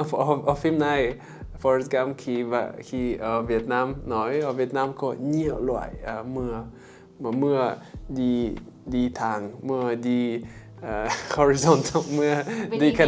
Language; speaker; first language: Vietnamese; non-native, learner; English